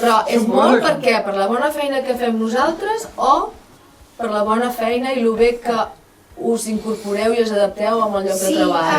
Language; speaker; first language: Catalan; native; Catalan